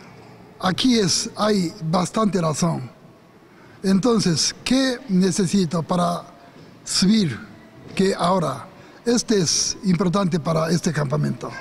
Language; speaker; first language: Spanish; non-native, learner; Japanese